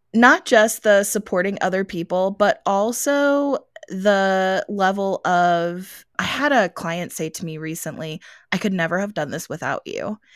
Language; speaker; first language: English; native; English